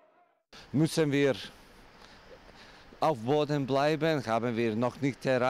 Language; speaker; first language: German; non-native, fluent; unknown